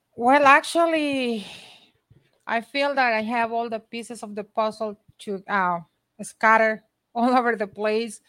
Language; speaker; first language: English; non-native, fluent; Spanish